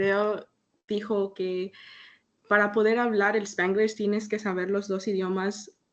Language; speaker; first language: Spanish; early bilingual, heritage; Spanish